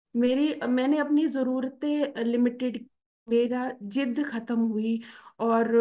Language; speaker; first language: Hindi; native; Hindi